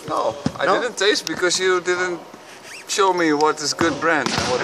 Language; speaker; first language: English; non-native, fluent; Dutch